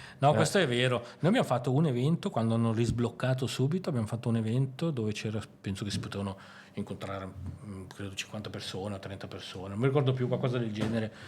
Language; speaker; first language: Italian; native; Italian